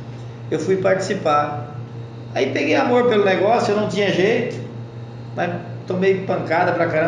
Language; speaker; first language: Portuguese; native; Portuguese